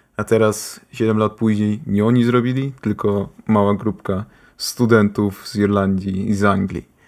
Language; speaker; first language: Polish; early bilingual, heritage; Polish